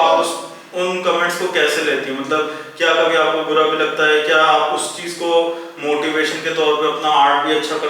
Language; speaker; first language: Hindi; native; Hindi